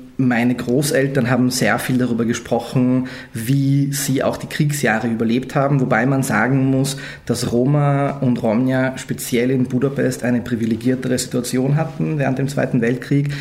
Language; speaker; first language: German; early bilingual, other home language; Hungarian